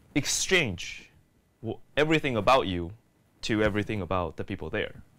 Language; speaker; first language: English; native; English